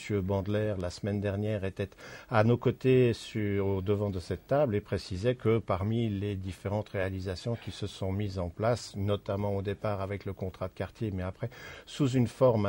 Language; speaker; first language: French; native; French